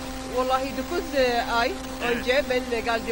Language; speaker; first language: Turkish; non-native, learner; Arabic